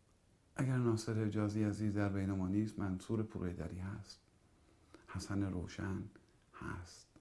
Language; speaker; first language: Persian; native; Persian